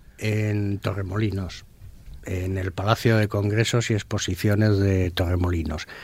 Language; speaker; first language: Spanish; native; Spanish